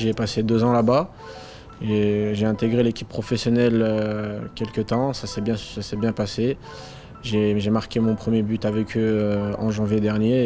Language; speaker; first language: French; early bilingual, other home language; Arabic